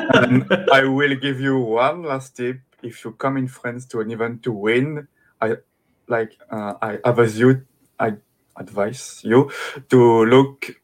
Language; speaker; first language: English; non-native, fluent; French